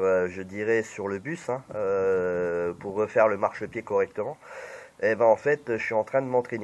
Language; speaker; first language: French; native; French